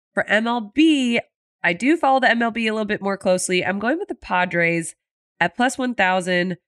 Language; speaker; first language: English; native; English